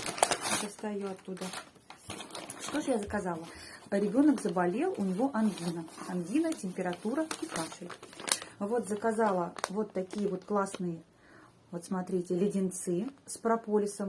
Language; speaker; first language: Russian; native; Russian